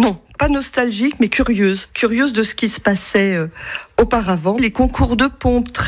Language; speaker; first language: French; native; French